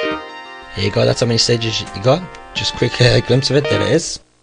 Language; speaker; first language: English; native; English